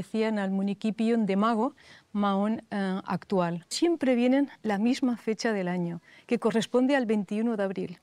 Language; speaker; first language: Spanish; non-native, local second language; Catalan